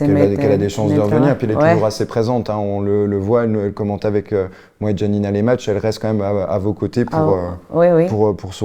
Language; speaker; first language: French; native; French